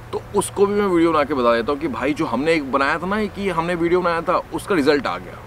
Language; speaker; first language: Hindi; native; Hindi